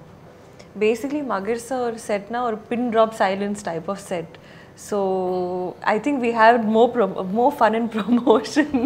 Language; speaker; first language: Tamil; non-native, learner; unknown